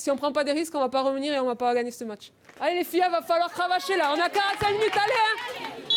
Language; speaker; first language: French; native; French